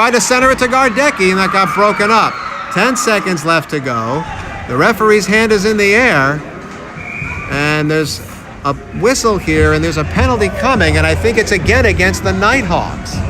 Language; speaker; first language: English; native; English